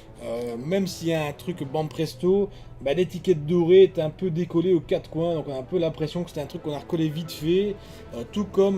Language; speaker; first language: French; native; French